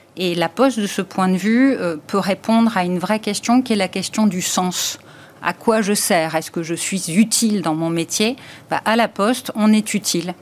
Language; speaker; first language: French; native; French